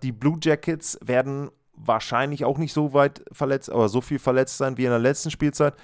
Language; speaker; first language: German; native; German